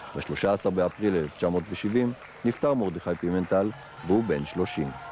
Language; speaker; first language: Hebrew; native; Hebrew